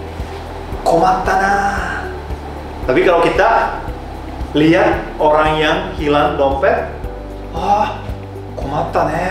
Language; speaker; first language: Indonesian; non-native, fluent; Japanese